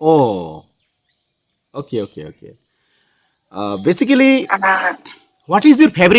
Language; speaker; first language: English; non-native, learner; Bangla